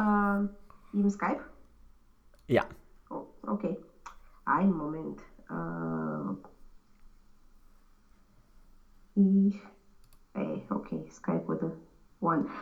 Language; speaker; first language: German; non-native, learner; Romanian